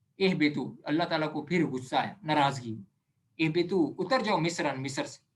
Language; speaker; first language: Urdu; non-native, local second language; Punjabi